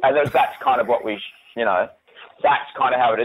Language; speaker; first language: English; native; English